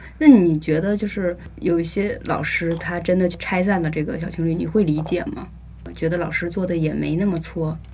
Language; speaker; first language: Chinese; native; Chinese